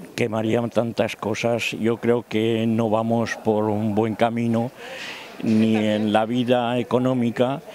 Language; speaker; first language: Spanish; native; Spanish